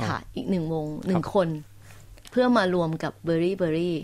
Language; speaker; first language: Thai; native; Thai